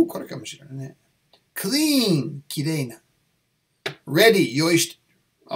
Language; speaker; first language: Japanese; non-native, learner; English